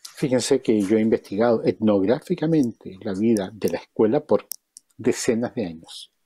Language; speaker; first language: Spanish; native; Spanish